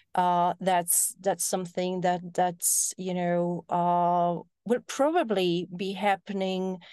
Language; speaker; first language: English; non-native, fluent; Polish